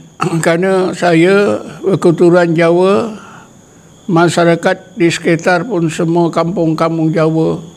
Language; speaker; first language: Malay; non-native, local second language; Javanese